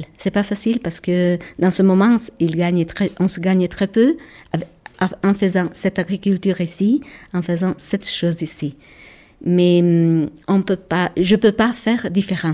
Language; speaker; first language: French; non-native, local second language; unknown